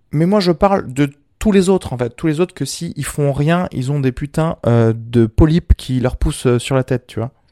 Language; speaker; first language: French; early bilingual, other home language; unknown